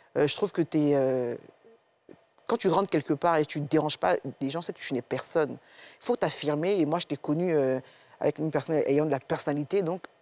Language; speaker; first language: French; native; French